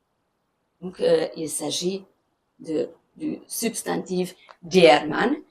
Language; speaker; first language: French; non-native, fluent; German